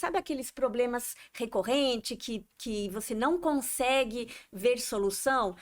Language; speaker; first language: Portuguese; non-native, fluent; French